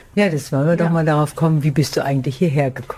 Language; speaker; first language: German; native; German